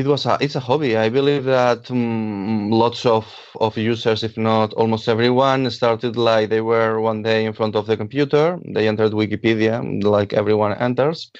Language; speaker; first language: English; non-native, fluent; Catalan